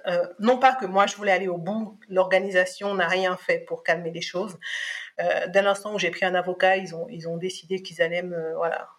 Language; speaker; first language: French; early bilingual, other home language; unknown